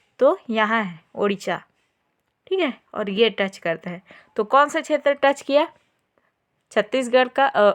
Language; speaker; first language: Hindi; native; Hindi